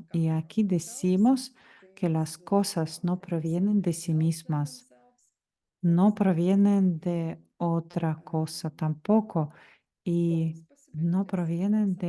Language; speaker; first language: Spanish; non-native, fluent; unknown